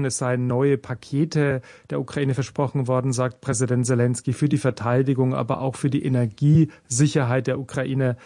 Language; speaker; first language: German; native; German